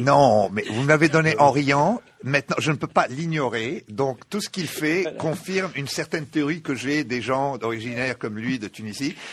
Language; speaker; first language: French; non-native, local second language; Arabic